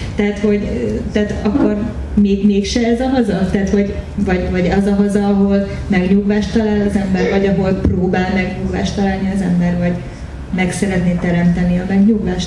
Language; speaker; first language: Hungarian; early bilingual, heritage; Hungarian